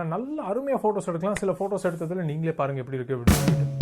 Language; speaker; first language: Tamil; native; Tamil